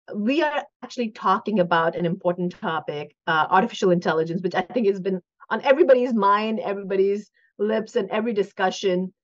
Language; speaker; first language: English; non-native, local second language; Hindi